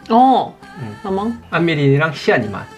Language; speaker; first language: Korean; native; Korean